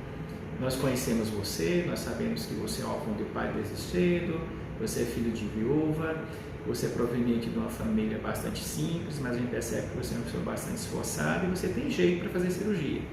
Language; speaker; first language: Portuguese; native; Portuguese